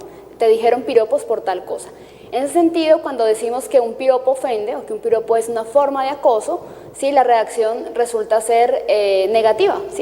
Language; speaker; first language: Spanish; native; Spanish